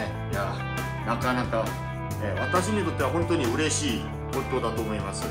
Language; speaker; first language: Japanese; non-native, fluent; Korean